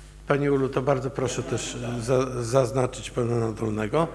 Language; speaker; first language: Polish; native; Polish